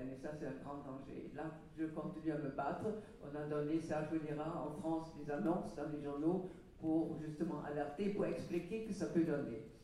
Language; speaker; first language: French; non-native, fluent; German